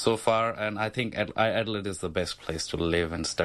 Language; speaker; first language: English; non-native, local second language; Punjabi